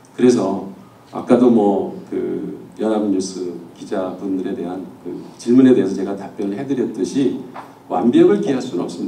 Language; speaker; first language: Korean; native; Korean